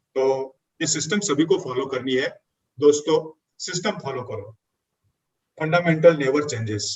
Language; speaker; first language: Hindi; non-native, local second language; Marathi